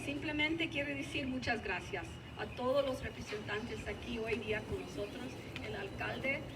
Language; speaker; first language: Spanish; early bilingual, heritage; Spanish